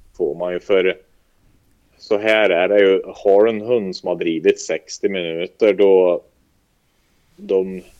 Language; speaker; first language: Swedish; native; Swedish